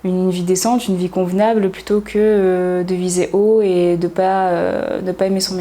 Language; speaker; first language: French; native; French